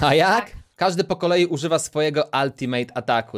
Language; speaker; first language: Polish; native; Polish